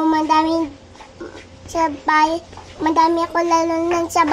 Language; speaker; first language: Filipino; non-native, local second language; Iloko